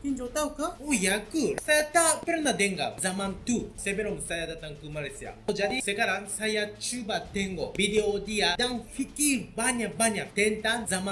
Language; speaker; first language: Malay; non-native, fluent; Japanese